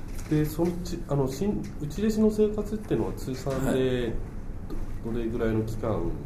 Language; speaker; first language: Japanese; native; Japanese